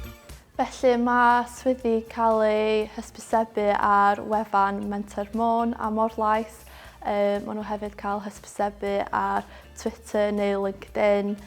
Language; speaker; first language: Welsh; non-native, local second language; English